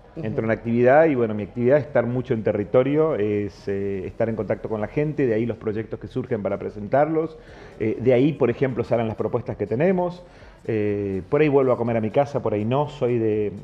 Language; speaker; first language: Spanish; native; Spanish